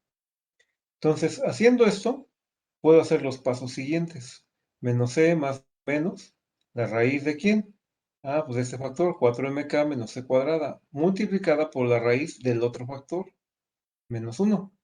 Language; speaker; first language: Spanish; native; Spanish